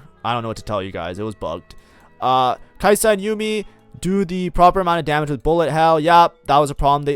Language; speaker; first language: English; native; English